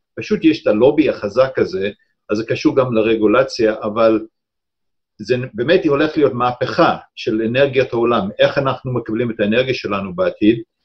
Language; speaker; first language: Hebrew; non-native, fluent; English